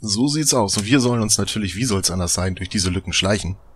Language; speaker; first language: German; native; German